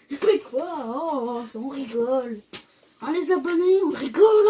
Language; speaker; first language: French; native; French